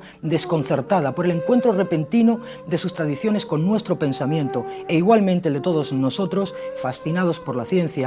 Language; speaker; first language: Spanish; native; Spanish